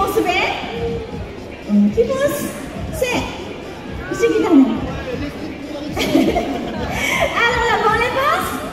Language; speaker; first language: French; non-native, learner; Japanese